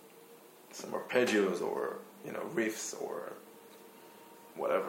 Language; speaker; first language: English; non-native, fluent; Hebrew